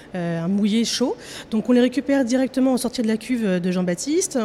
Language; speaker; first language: French; native; French